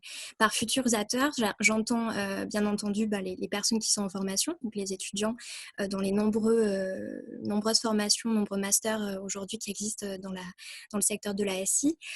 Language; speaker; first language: French; native; French